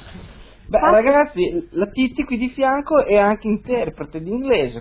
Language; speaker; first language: Italian; native; Italian